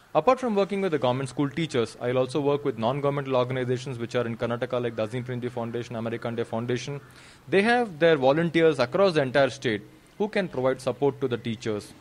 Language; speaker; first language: English; non-native, local second language; Kannada